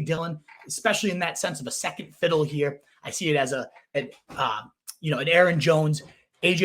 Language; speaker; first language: English; native; English